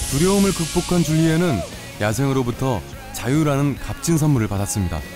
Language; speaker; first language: Korean; native; Korean